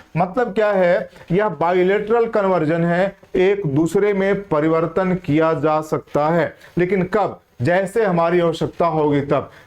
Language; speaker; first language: Hindi; native; Hindi